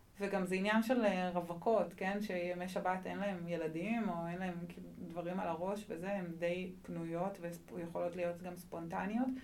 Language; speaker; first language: Hebrew; native; Hebrew